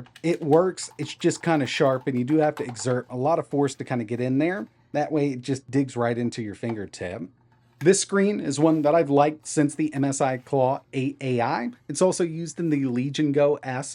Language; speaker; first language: English; native; English